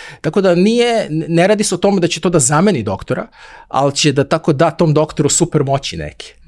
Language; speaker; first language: Serbian; native; Serbian